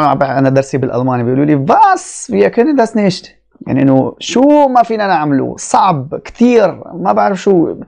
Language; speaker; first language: Arabic; native; Arabic